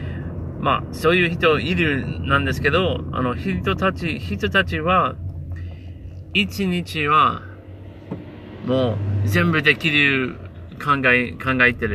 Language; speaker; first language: Japanese; non-native, learner; English